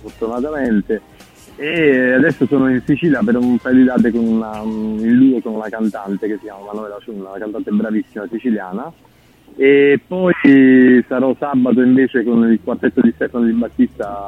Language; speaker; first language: Italian; native; Italian